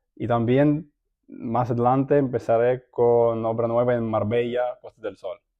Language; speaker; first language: Spanish; non-native, fluent; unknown